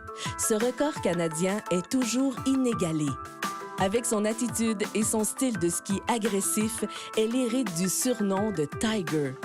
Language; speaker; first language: French; native; French